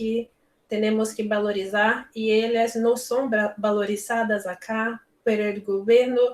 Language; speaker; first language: Spanish; non-native, learner; Portuguese